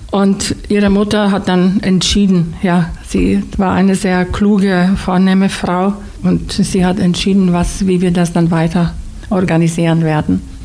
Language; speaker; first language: German; non-native, fluent; Slovak